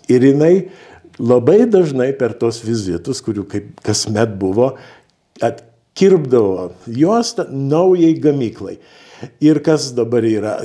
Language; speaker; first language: Lithuanian; early bilingual, heritage; Lithuanian